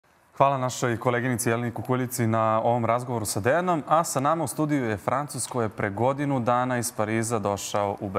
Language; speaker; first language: Bosnian; native; Bosnian